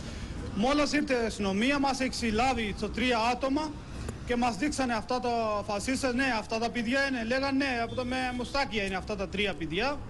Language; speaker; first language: Greek; non-native, learner; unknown